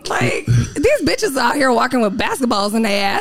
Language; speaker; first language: English; native; English